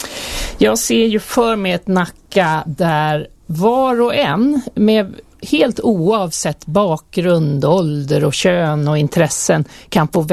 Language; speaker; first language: Swedish; native; Swedish